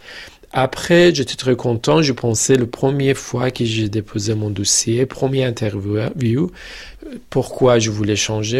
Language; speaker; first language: French; non-native, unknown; Persian